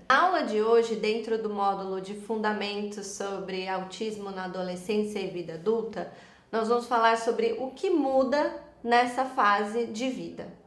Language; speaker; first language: Portuguese; native; Portuguese